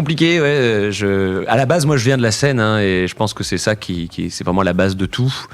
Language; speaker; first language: French; native; French